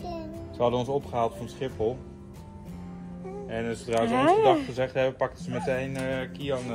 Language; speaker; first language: Dutch; native; Dutch